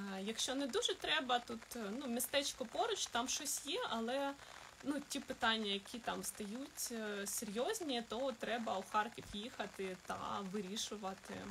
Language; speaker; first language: Ukrainian; non-native, local second language; Russian